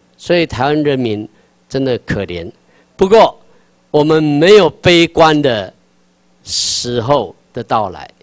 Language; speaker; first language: Chinese; non-native, local second language; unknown